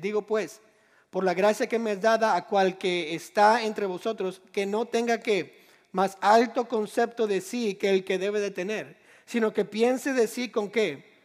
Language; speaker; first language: Spanish; native; Spanish